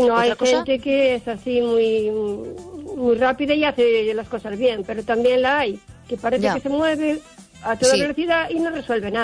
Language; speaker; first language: Spanish; native; Spanish